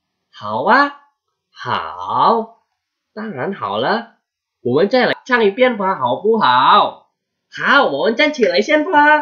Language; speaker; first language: Chinese; non-native, fluent; Indonesian